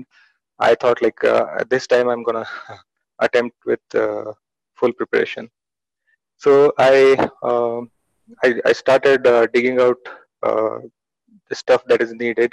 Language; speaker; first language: English; non-native, local second language; Marathi